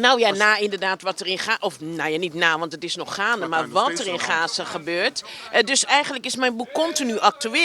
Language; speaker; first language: Dutch; native; Dutch